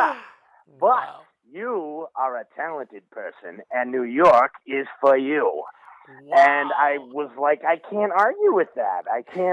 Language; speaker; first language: English; native; English